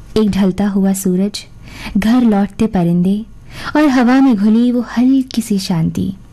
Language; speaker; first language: Hindi; native; Hindi